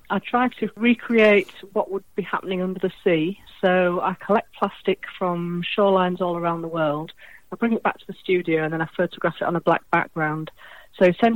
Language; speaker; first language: English; native; English